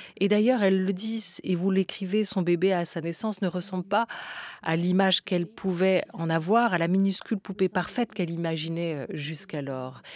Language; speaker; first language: French; native; French